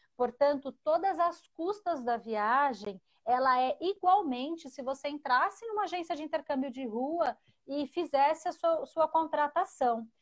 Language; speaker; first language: Portuguese; native; Portuguese